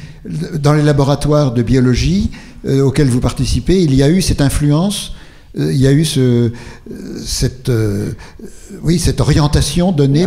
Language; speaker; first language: French; native; French